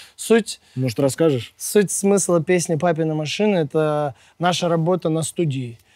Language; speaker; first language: Russian; native; Russian